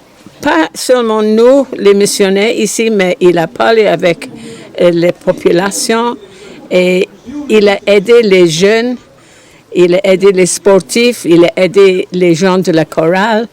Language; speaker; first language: French; non-native, fluent; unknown